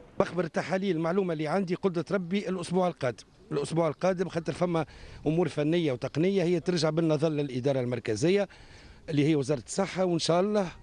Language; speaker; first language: Arabic; native; Arabic